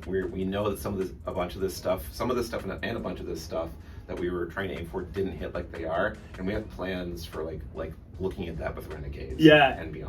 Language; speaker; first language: English; native; English